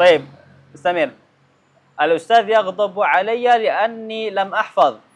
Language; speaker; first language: Arabic; non-native, fluent; Indonesian